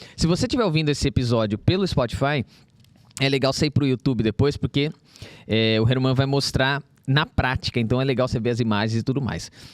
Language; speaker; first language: Portuguese; native; Portuguese